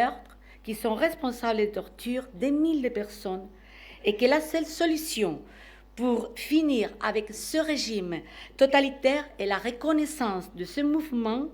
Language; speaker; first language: French; non-native, fluent; Spanish